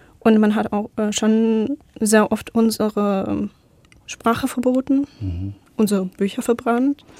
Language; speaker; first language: German; non-native, fluent; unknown